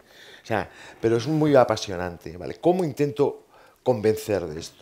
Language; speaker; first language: Spanish; native; Spanish